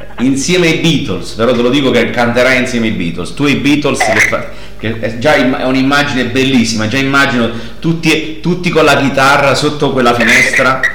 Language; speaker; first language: Italian; native; Italian